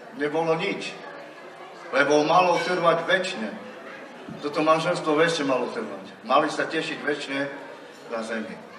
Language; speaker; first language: Slovak; non-native, local second language; Romany